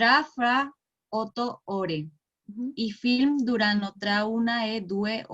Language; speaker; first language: Italian; non-native, learner; Spanish